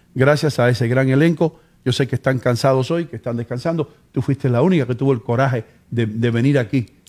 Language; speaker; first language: Spanish; early bilingual, heritage; Spanish